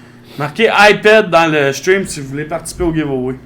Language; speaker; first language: French; native; French